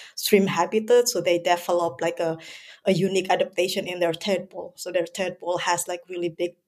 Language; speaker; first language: English; non-native, fluent; Indonesian